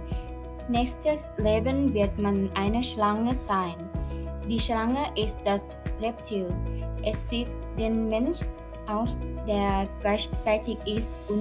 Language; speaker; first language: German; non-native, learner; Thai